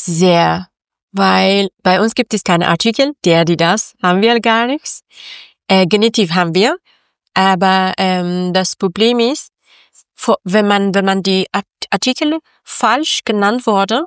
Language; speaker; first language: German; non-native, learner; Persian